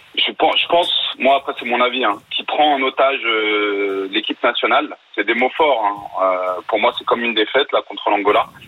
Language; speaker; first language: French; early bilingual, other home language; Arabic